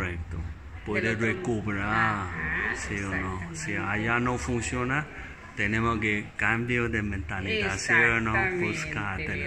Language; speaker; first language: Spanish; non-native, learner; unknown